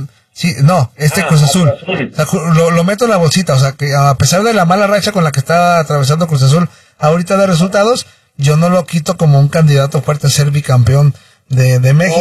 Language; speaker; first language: Spanish; native; Spanish